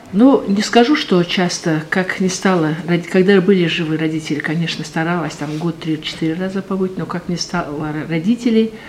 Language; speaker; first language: Russian; non-native, local second language; Kazakh